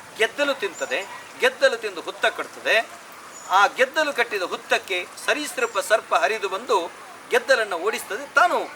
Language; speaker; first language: Kannada; non-native, local second language; Tulu